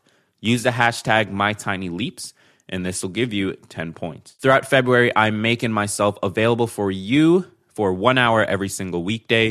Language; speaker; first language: English; native; English